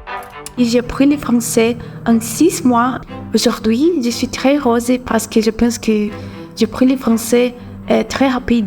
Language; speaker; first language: French; non-native, learner; Portuguese